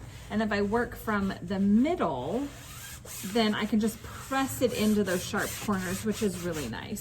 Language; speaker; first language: English; native; English